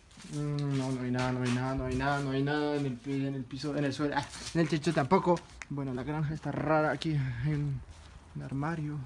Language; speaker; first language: Spanish; non-native, fluent; French